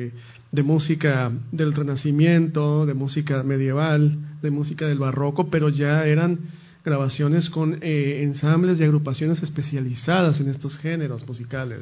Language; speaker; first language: Spanish; native; Spanish